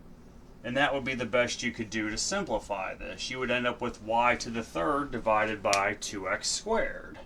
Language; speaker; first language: English; native; English